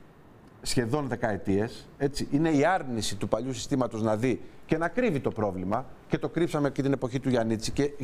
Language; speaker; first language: Greek; native; Greek